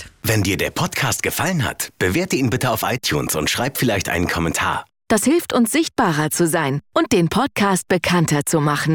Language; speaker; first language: German; native; German